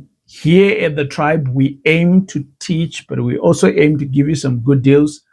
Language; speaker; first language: English; non-native, local second language; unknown